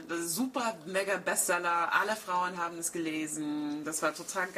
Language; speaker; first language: German; non-native, fluent; English